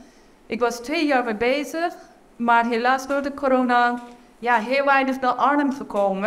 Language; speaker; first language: Dutch; non-native, learner; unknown